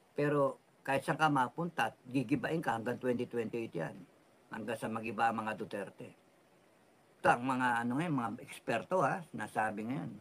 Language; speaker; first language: Filipino; non-native, local second language; Cebuano